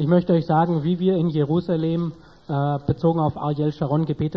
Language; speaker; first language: German; native; German